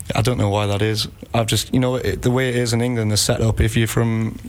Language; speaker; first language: English; native; English